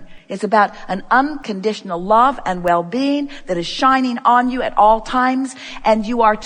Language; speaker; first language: English; native; English